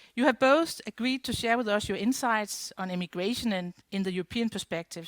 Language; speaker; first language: English; non-native, fluent; Danish